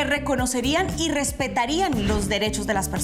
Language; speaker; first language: Spanish; native; Spanish